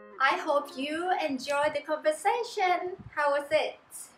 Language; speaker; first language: English; non-native, fluent; Thai